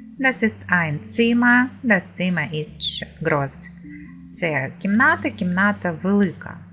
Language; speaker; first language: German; non-native, fluent; Ukrainian